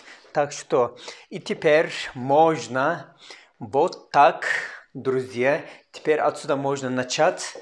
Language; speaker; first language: Russian; non-native, learner; Turkish